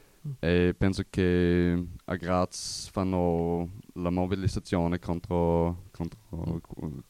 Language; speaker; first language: Italian; non-native, learner; German